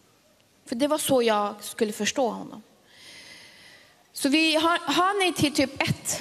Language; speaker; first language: Swedish; early bilingual, other home language; Spanish